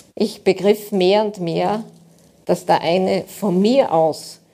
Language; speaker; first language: German; native; German